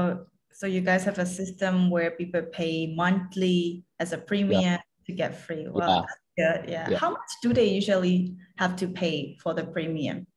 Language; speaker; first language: English; non-native, fluent; Khmer